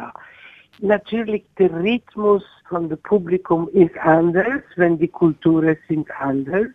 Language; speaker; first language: German; non-native, learner; Italian